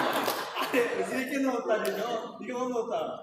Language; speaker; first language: Japanese; non-native, learner; Uzbek